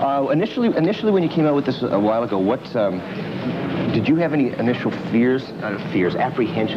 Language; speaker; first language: English; native; English